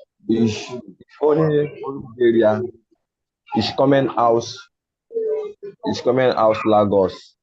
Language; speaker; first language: German; non-native, learner; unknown